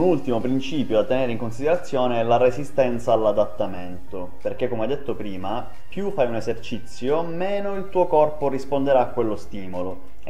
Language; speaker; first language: Italian; native; Italian